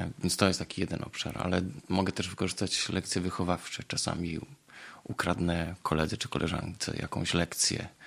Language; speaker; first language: Polish; native; Polish